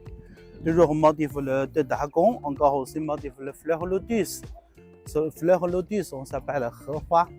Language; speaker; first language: French; non-native, learner; Chinese